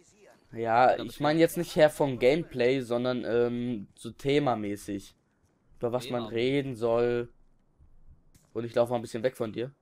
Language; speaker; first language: German; native; German